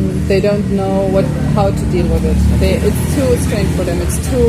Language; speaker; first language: English; non-native, fluent; German